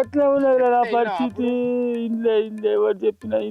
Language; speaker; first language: Telugu; native; Telugu